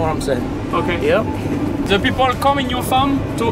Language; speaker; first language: English; non-native, learner; French